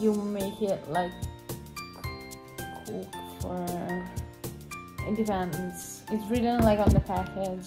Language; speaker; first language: English; non-native, fluent; Italian